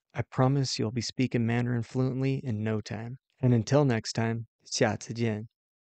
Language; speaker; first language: English; native; English